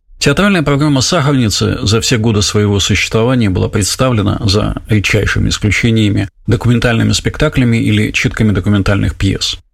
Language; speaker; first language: Russian; native; Russian